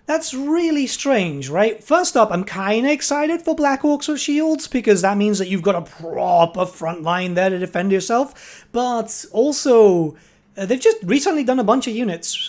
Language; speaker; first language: English; native; English